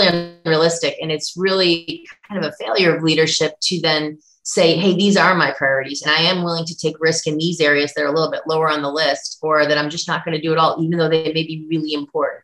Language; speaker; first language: English; native; English